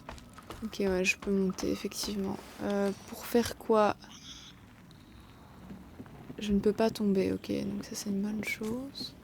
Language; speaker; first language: French; native; French